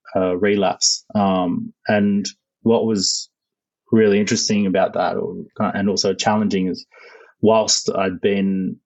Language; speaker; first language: English; native; English